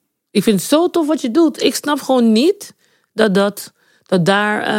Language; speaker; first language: Dutch; native; Dutch